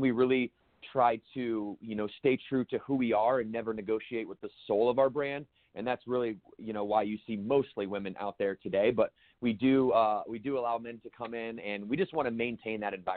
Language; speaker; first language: English; native; English